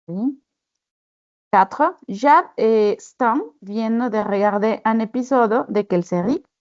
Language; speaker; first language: French; non-native, fluent; Spanish